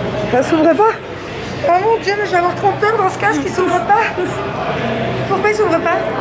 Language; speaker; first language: French; native; French